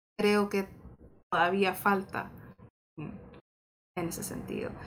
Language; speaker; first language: Spanish; native; Spanish